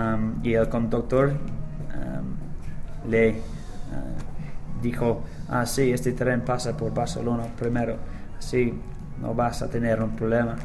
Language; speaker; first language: Spanish; non-native, learner; English